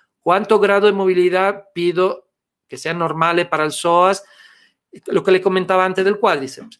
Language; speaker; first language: Spanish; non-native, fluent; Italian